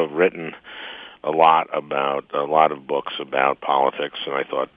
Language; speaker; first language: English; native; English